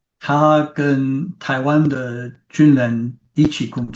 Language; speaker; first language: Chinese; non-native, learner; English